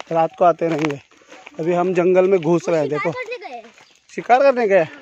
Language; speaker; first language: Hindi; non-native, local second language; Marathi